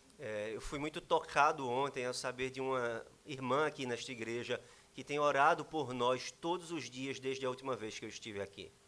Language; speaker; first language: Portuguese; native; Portuguese